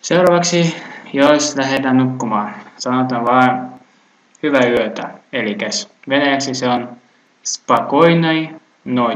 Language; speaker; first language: Finnish; non-native, fluent; Russian